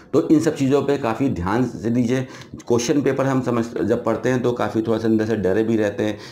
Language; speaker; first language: Hindi; native; Hindi